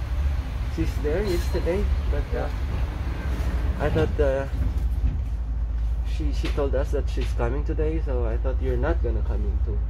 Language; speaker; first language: English; non-native, local second language; Filipino